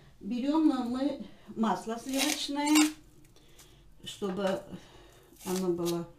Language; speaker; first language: Russian; non-native, local second language; Armenian